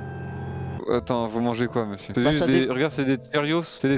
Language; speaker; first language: French; native; French